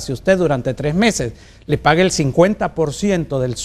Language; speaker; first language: Spanish; native; Spanish